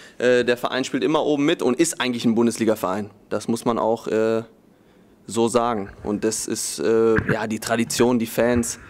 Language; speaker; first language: German; early bilingual, other home language; Polish